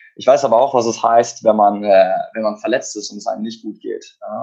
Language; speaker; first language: German; native; German